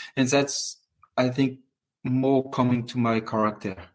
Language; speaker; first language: English; non-native, fluent; French